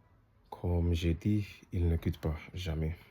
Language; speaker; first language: French; non-native, learner; English